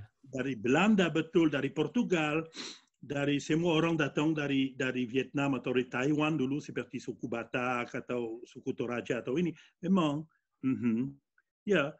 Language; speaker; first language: Indonesian; non-native, fluent; French